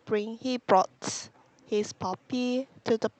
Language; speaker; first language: English; non-native, learner; Korean